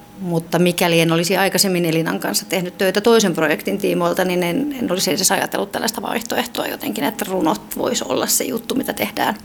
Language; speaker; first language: Finnish; native; Finnish